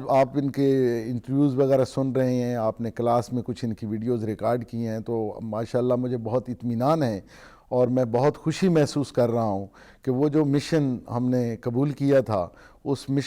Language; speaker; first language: Urdu; non-native, local second language; Punjabi